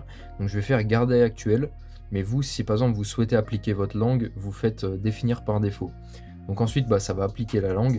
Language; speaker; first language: French; native; French